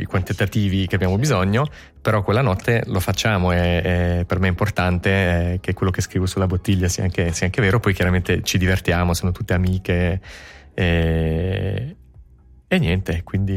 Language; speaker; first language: Italian; native; Italian